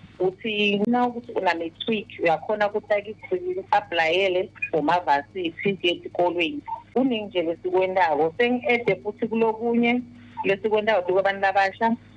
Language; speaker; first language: Zulu; non-native, local second language; Swati